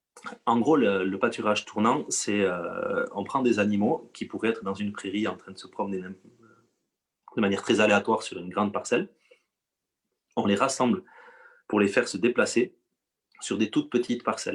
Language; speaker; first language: French; native; French